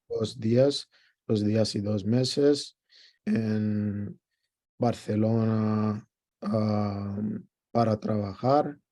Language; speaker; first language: Spanish; non-native, learner; Greek